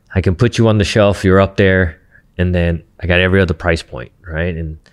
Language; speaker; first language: English; native; English